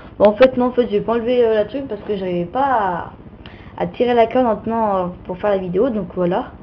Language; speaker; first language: French; native; French